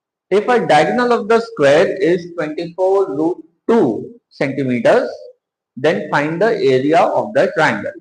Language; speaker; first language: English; non-native, local second language; Hindi